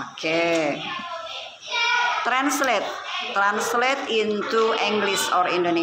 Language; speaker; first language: English; non-native, learner; Indonesian